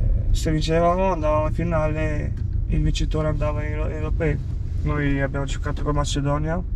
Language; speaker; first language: Italian; non-native, fluent; Albanian